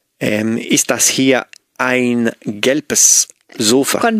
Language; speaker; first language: German; non-native, learner; Spanish